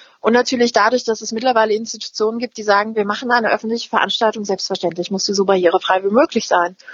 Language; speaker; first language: German; native; German